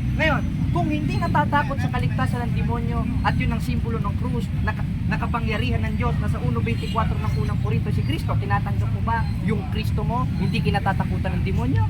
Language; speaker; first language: Filipino; non-native, local second language; Cebuano